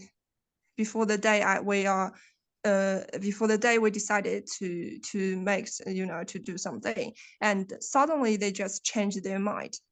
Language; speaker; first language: English; non-native, learner; Chinese